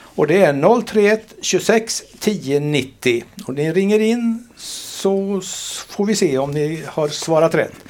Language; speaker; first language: Swedish; native; Swedish